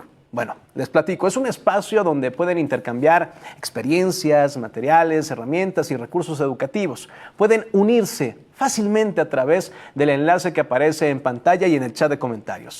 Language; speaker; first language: Spanish; native; Spanish